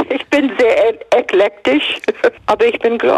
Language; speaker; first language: German; non-native, fluent; English